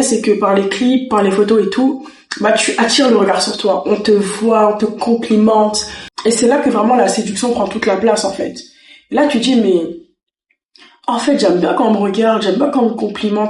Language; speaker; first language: French; native; French